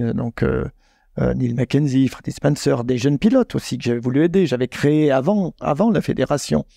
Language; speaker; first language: French; native; French